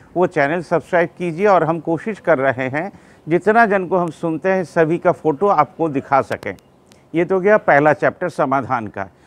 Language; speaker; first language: Hindi; non-native, local second language; Bangla